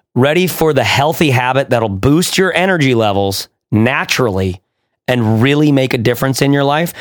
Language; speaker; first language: English; native; English